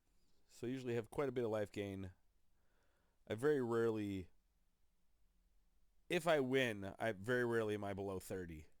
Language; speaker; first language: English; native; English